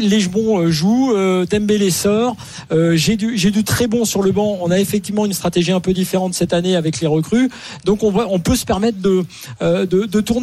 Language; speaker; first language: French; native; French